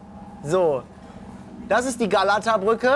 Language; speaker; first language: German; native; German